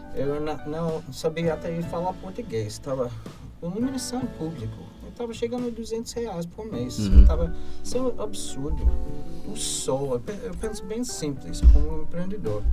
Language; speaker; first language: Portuguese; non-native, fluent; English